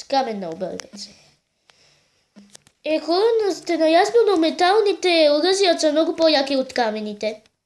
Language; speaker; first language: Bulgarian; native; Bulgarian